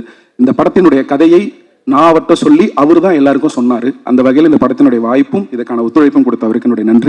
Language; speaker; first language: Tamil; native; Tamil